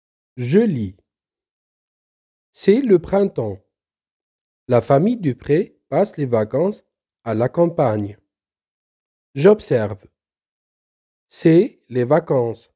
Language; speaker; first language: French; non-native, local second language; Arabic